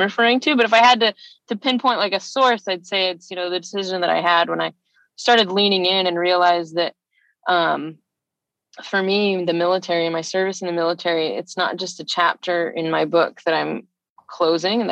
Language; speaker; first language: English; native; English